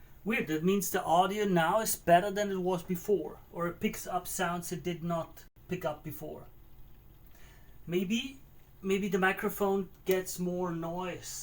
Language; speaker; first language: English; non-native, fluent; German